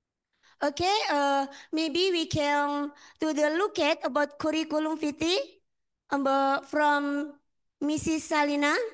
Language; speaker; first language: English; non-native, fluent; Indonesian